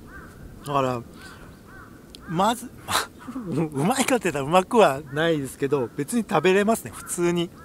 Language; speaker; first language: Japanese; native; Japanese